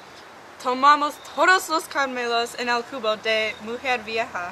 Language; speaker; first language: Spanish; non-native, learner; English